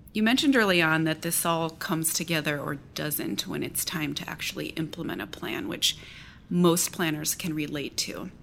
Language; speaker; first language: English; native; English